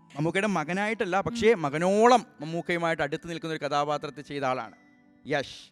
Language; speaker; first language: Malayalam; native; Malayalam